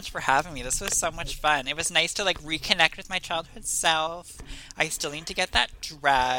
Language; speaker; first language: English; native; English